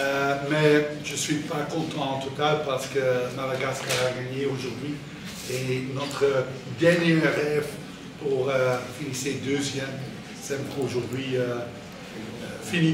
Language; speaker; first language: French; non-native, learner; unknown